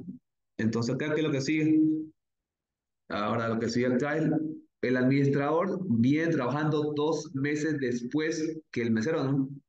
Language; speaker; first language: Spanish; native; Spanish